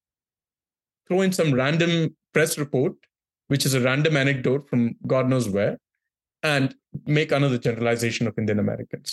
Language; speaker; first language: English; non-native, local second language; Tamil